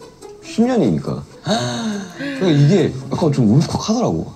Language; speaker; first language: Korean; native; Korean